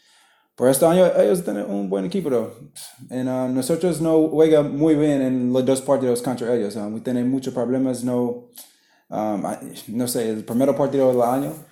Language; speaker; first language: Spanish; non-native, learner; English